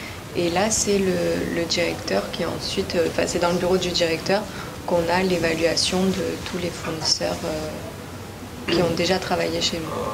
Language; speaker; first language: French; native; French